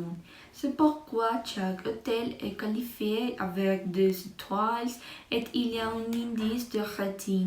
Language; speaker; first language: French; non-native, learner; Spanish